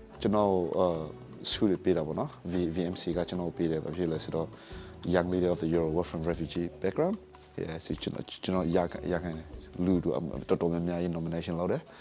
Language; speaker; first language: Burmese; non-native, local second language; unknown